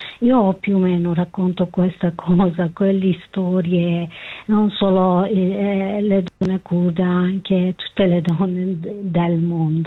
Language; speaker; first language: Italian; non-native, learner; Kurdish